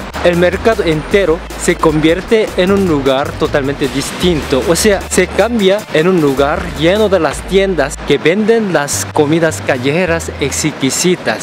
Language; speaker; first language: Spanish; non-native, fluent; Korean